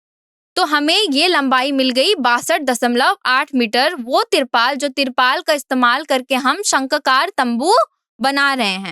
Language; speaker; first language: Hindi; native; Hindi